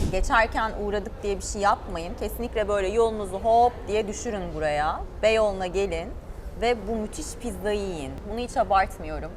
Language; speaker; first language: Turkish; native; Turkish